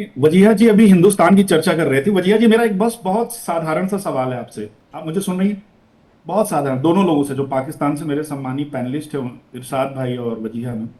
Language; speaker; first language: Hindi; native; Hindi